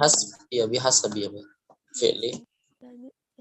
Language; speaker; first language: Arabic; non-native, fluent; Indonesian